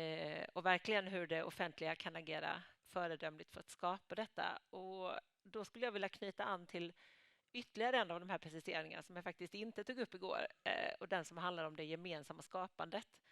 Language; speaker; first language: Swedish; native; Swedish